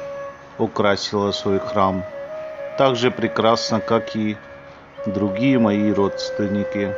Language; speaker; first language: Russian; non-native, fluent; Hindi